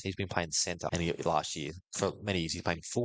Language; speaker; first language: English; native; English